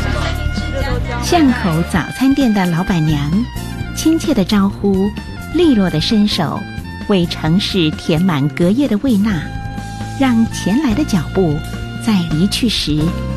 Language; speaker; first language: Chinese; native; Chinese